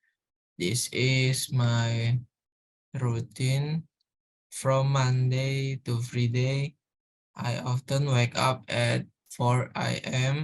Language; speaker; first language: English; non-native, learner; Indonesian